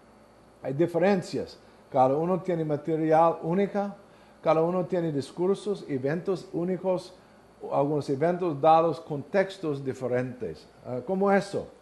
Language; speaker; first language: Spanish; non-native, learner; English